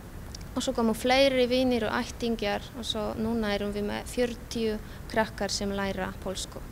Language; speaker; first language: Icelandic; non-native, fluent; Polish